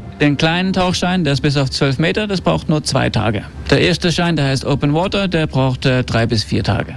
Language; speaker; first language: German; early bilingual, heritage; German